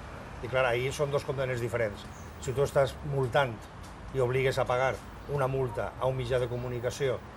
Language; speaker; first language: Catalan; native; Catalan